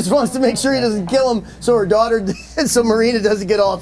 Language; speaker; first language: English; native; English